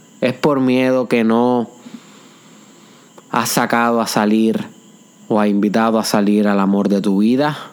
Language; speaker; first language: Spanish; native; Spanish